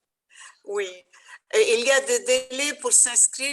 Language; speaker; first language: French; non-native, local second language; Arabic